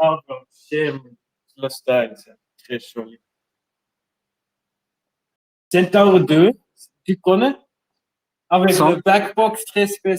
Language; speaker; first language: French; non-native, learner; German